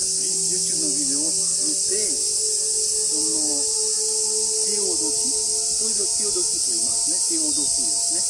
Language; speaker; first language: Japanese; non-native, fluent; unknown